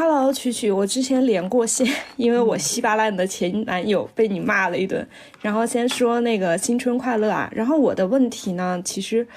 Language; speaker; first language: Chinese; native; Chinese